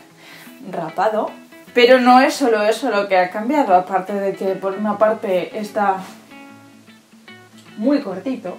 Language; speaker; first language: Spanish; native; Spanish